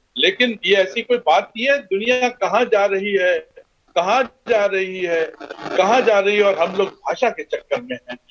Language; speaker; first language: Hindi; non-native, local second language; Punjabi